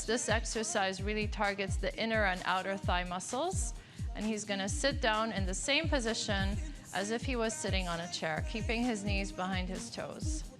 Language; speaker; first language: English; non-native, local second language; Arabic